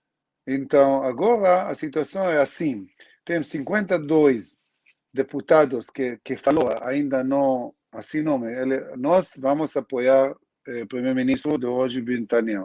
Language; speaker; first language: Portuguese; non-native, learner; Hebrew